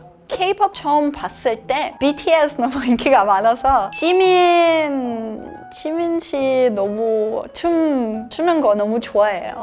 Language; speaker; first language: Korean; non-native, fluent; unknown